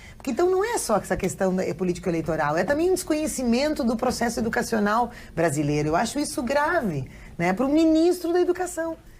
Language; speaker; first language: Portuguese; native; Portuguese